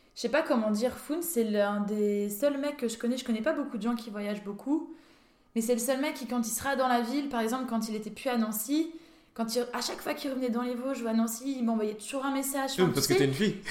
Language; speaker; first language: French; native; French